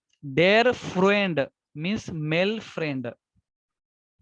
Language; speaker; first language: German; non-native, fluent; Marathi